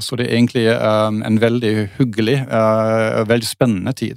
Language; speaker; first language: Norwegian; non-native, fluent; German